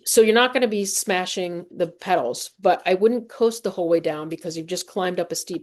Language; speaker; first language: English; native; English